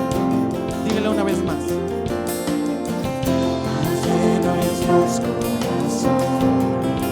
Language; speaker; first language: Spanish; native; Spanish